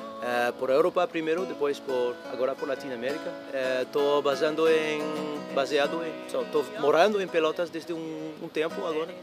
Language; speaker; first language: Portuguese; non-native, learner; French